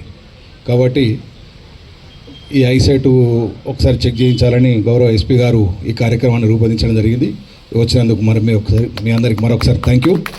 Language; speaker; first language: Telugu; native; Telugu